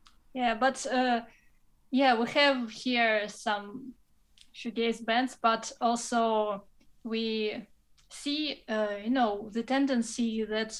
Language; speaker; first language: English; non-native, fluent; Russian